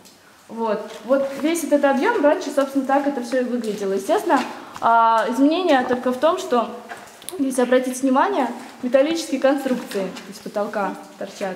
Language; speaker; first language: Russian; native; Russian